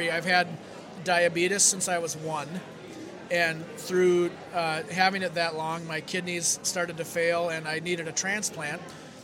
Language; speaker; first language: English; native; English